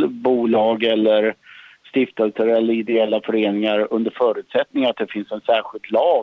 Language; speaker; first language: Swedish; native; Swedish